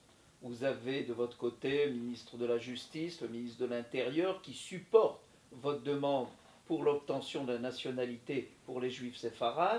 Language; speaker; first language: French; native; French